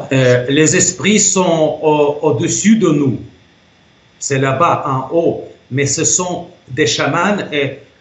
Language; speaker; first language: French; non-native, fluent; Russian